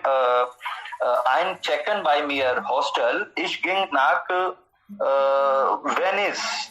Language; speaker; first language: German; non-native, learner; Hindi